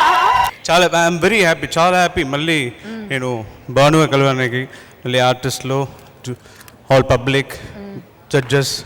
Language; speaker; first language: Telugu; native; Telugu